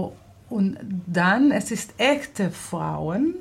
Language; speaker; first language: German; non-native, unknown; Hebrew